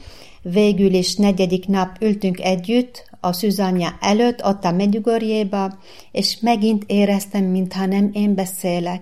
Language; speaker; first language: Hungarian; non-native, learner; Arabic